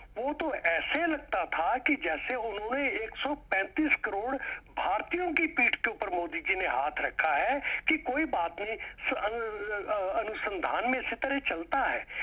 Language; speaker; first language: Hindi; native; Hindi